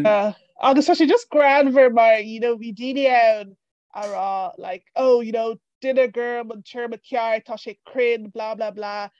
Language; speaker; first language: Irish; non-native, local second language; English